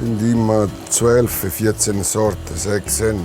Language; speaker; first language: German; non-native, learner; Italian